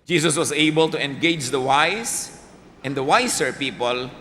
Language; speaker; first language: English; non-native, local second language; Filipino